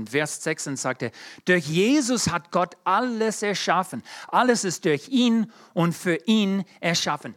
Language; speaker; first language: German; non-native, fluent; English